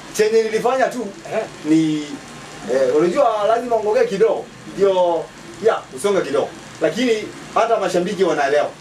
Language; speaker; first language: Swahili; non-native, local second language; Kamba